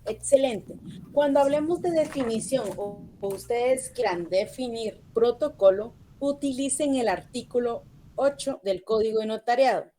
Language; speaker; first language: Spanish; native; Spanish